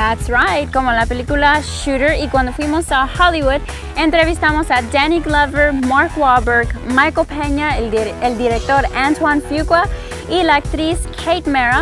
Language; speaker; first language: Spanish; early bilingual, heritage; English